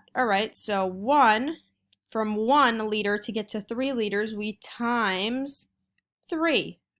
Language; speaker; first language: English; native; English